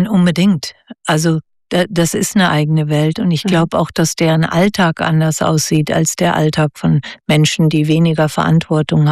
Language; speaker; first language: German; native; German